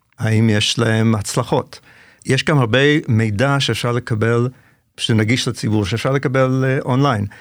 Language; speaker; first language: Hebrew; non-native, fluent; English